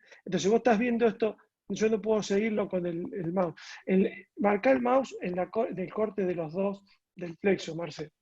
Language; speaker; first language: Spanish; native; Spanish